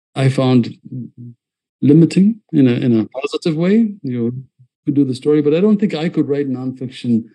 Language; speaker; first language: English; non-native, fluent; Malayalam